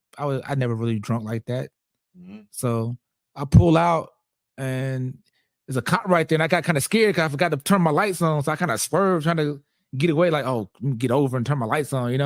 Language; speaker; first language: English; native; English